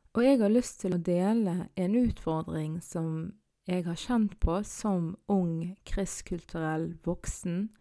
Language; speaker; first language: Norwegian; early bilingual, other home language; Arabic